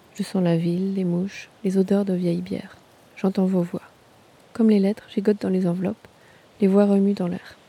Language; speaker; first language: French; non-native, fluent; Chinese